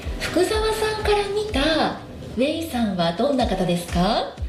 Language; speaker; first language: Japanese; native; Japanese